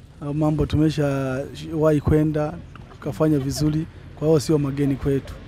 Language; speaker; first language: Swahili; native; Swahili